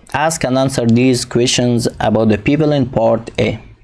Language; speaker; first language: English; non-native, fluent; Persian